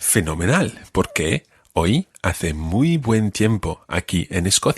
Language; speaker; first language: Spanish; non-native, fluent; English